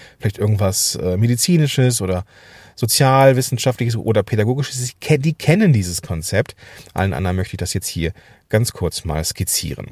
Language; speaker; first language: German; native; German